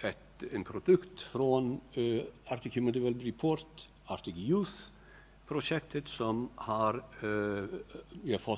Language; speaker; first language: Swedish; non-native, fluent; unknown